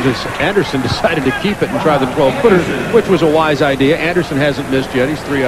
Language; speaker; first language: English; native; English